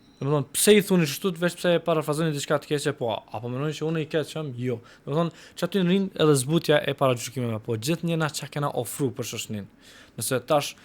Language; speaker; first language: Albanian; non-native, local second language; Romany